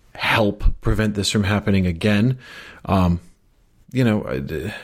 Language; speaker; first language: English; native; English